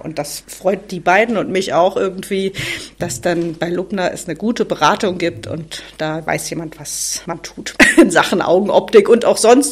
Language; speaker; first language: German; native; German